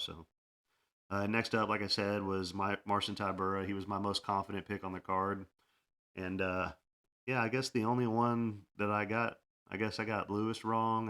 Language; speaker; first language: English; native; English